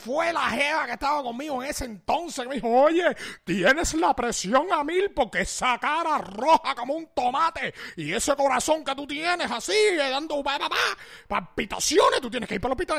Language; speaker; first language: Spanish; early bilingual, heritage; Spanish